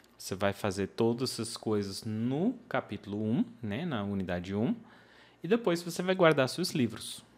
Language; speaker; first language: Portuguese; non-native, fluent; English